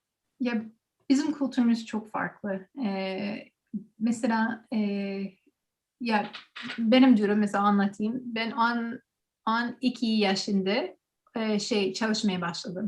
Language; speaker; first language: Turkish; non-native, learner; English